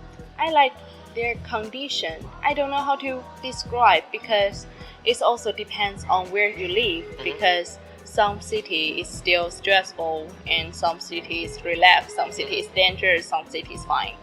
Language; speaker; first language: English; non-native, learner; Chinese